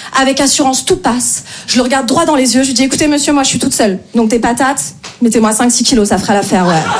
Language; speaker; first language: French; native; French